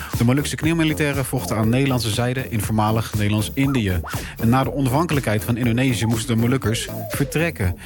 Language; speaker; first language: Dutch; native; Dutch